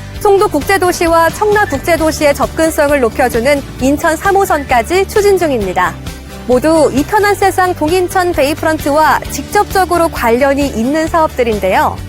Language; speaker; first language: Korean; native; Korean